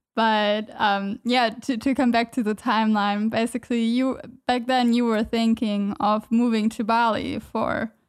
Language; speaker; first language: English; non-native, fluent; German